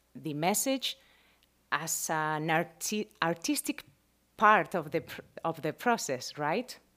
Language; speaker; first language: English; non-native, learner; Spanish